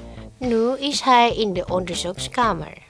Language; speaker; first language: Dutch; non-native, learner; Indonesian